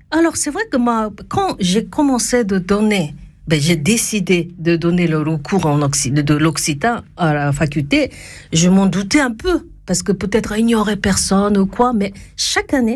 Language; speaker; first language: French; non-native, fluent; Japanese